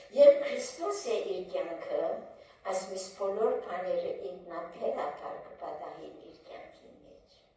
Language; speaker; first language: Armenian; early bilingual, heritage; Armenian